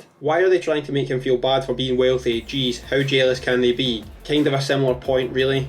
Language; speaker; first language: English; native; English